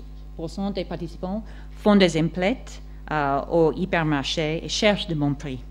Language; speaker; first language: French; non-native, fluent; English